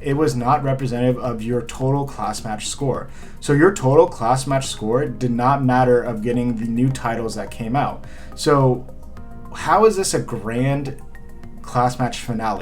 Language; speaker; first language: English; native; English